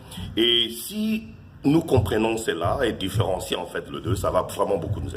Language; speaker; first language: French; non-native, local second language; Lingala